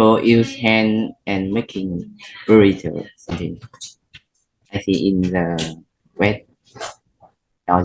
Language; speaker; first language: English; non-native, learner; Vietnamese